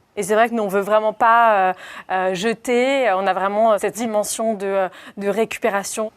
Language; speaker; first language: French; native; French